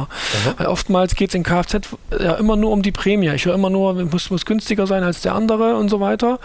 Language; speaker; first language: German; native; German